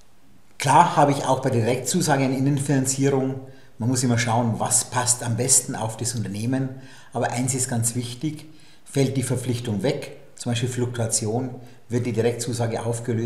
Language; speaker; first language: German; native; German